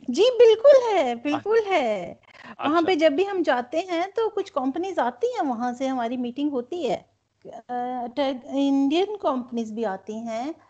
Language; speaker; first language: Urdu; non-native, local second language; Punjabi